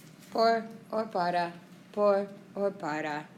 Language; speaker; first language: Spanish; non-native, fluent; English